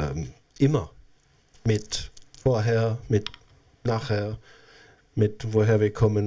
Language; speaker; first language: German; non-native, local second language; French